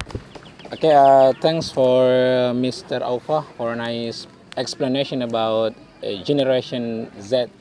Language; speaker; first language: English; non-native, learner; Indonesian